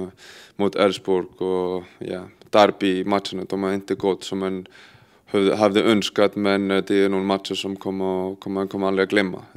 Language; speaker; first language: Swedish; non-native, fluent; Icelandic